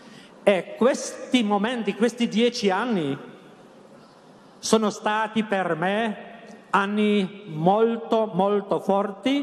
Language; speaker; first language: Italian; non-native, fluent; Czech